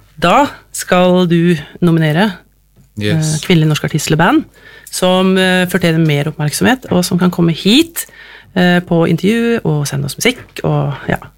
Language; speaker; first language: Norwegian; native; Norwegian